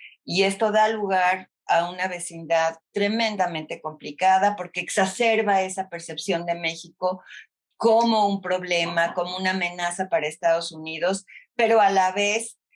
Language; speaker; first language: Spanish; native; Spanish